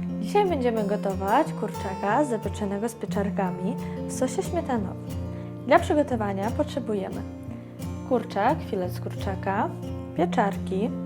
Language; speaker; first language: Polish; non-native, fluent; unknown